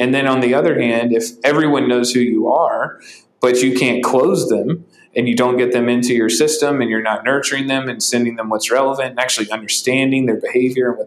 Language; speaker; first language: English; native; English